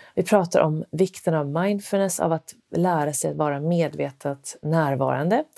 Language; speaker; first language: Swedish; native; Swedish